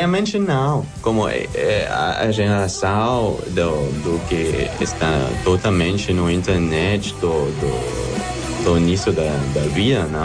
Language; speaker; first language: Portuguese; non-native, learner; German